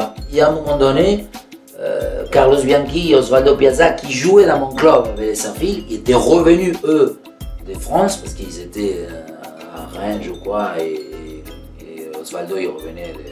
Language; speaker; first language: French; non-native, fluent; Spanish